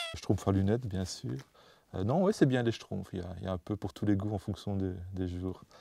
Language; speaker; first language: French; non-native, fluent; Dutch